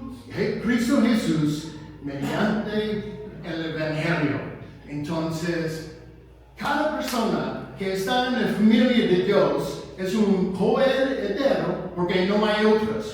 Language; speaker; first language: Spanish; non-native, fluent; English